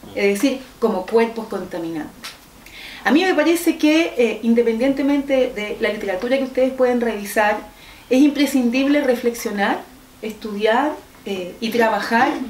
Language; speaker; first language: Spanish; native; Spanish